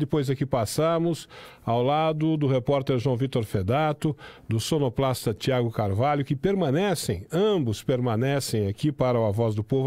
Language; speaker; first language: Portuguese; native; Portuguese